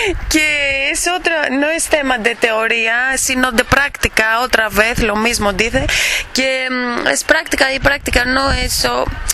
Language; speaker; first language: Spanish; non-native, fluent; Greek